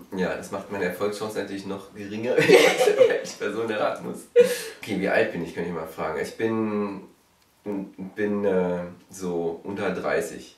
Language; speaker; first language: German; native; German